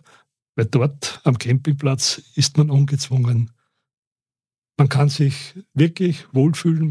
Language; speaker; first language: German; native; German